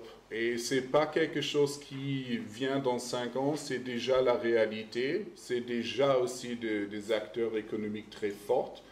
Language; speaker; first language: French; non-native, fluent; German